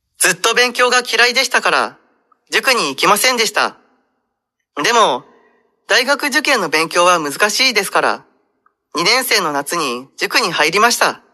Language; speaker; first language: Japanese; non-native, learner; Indonesian